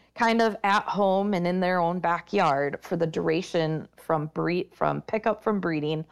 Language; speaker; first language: English; native; English